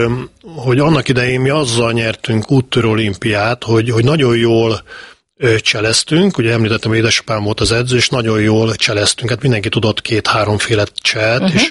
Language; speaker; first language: Hungarian; native; Hungarian